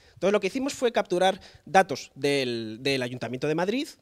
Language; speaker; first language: Spanish; native; Spanish